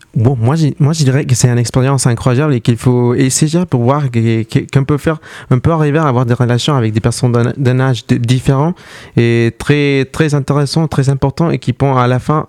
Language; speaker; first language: French; non-native, fluent; Spanish